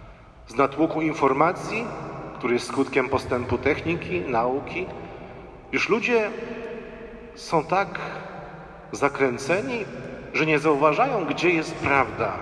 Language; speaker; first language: Polish; native; Polish